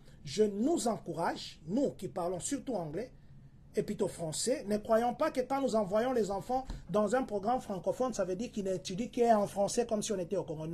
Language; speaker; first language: French; non-native, local second language; Lingala